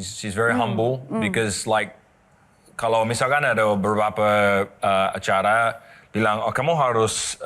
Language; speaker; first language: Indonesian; non-native, learner; English